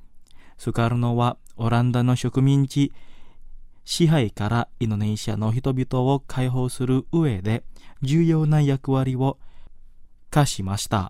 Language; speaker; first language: Japanese; non-native, fluent; Indonesian